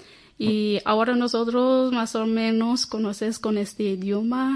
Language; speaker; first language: Spanish; non-native, learner; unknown